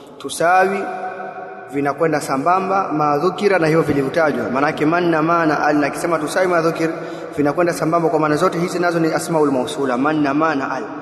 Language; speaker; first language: Swahili; native; Swahili